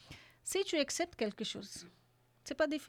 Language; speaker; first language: French; non-native, learner; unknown